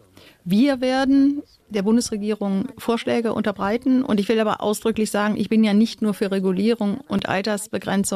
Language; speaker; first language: German; native; German